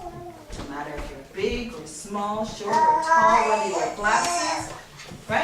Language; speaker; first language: English; early bilingual, other home language; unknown